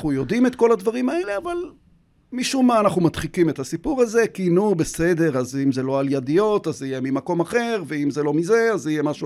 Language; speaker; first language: Hebrew; native; Hebrew